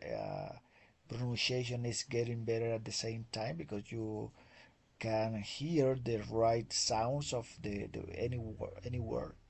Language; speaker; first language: English; non-native, fluent; Spanish